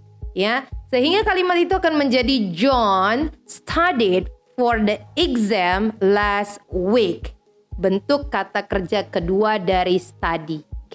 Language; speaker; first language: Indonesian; native; Indonesian